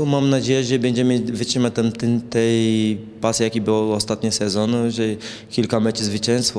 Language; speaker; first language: Polish; non-native, fluent; Portuguese